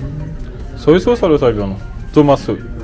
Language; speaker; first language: Japanese; non-native, learner; French